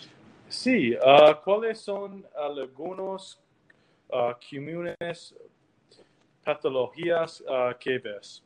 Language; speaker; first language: Spanish; non-native, learner; English